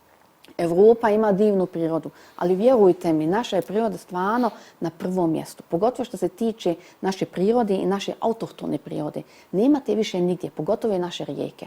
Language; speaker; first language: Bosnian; early bilingual, heritage; Bosnian